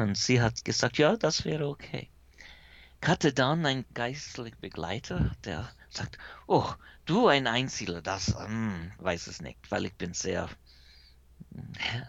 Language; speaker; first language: German; early bilingual, heritage; English